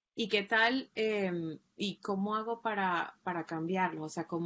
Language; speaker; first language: Spanish; native; Spanish